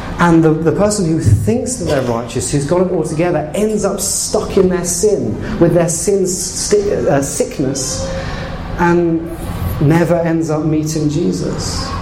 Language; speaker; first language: English; native; English